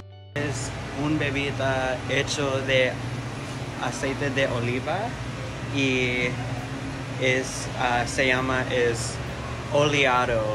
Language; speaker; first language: Spanish; non-native, learner; English